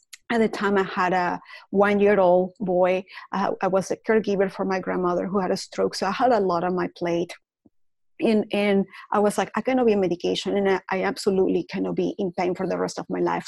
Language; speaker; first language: English; non-native, fluent; Spanish